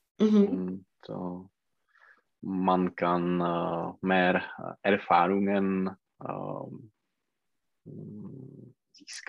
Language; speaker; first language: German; non-native, learner; Czech